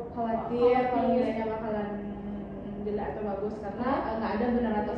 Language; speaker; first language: Indonesian; native; Indonesian